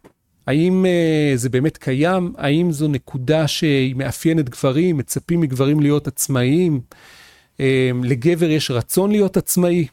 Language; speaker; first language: Hebrew; native; Hebrew